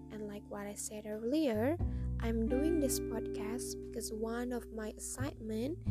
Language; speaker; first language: English; non-native, fluent; Indonesian